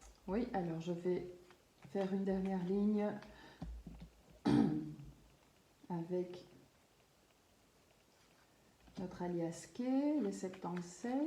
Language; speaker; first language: French; native; French